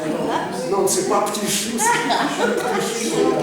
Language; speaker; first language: French; non-native, fluent; Russian